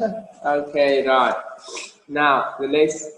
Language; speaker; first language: English; non-native, fluent; Vietnamese